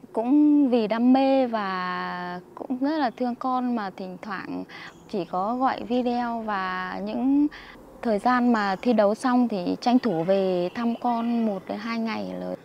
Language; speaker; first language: Vietnamese; non-native, local second language; Muong